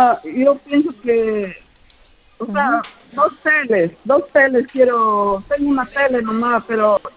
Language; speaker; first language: Spanish; non-native, local second language; Quechua